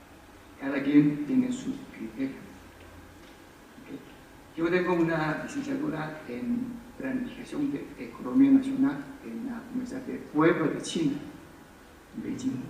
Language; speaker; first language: Spanish; non-native, fluent; Chinese